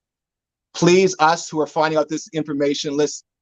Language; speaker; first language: English; native; English